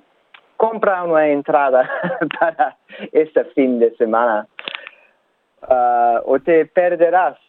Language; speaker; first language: Spanish; non-native, learner; English